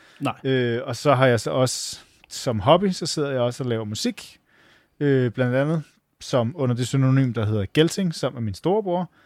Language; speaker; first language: Danish; native; Danish